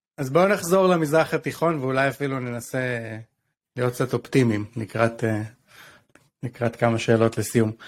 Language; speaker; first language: Hebrew; native; Hebrew